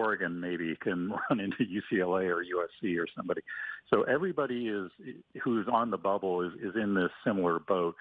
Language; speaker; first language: English; native; English